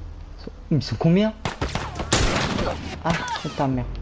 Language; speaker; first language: French; native; French